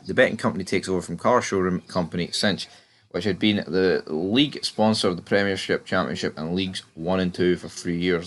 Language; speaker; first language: English; native; English